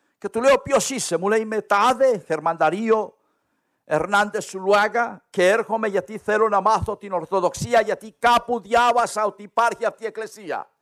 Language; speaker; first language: Greek; non-native, learner; Spanish